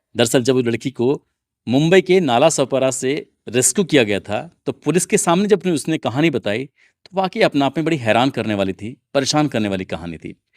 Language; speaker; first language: Hindi; native; Hindi